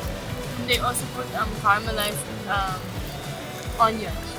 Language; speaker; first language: English; non-native, local second language; Filipino